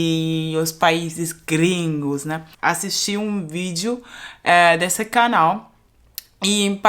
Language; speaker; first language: Portuguese; non-native, fluent; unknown